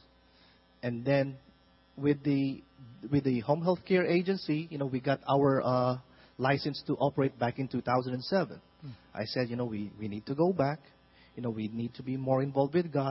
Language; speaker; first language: English; non-native, local second language; Filipino